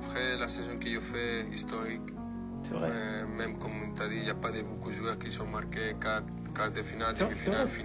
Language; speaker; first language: French; non-native, fluent; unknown